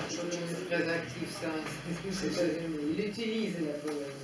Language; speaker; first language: French; non-native, fluent; Russian